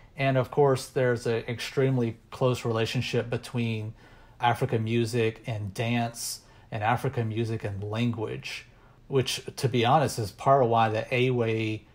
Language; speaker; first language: English; native; English